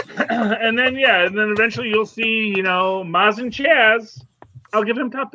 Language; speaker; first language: English; native; English